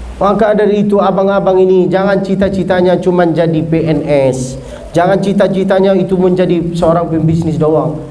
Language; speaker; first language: Malay; non-native, fluent; Arabic